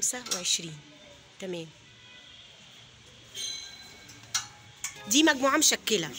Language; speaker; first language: Arabic; native; Arabic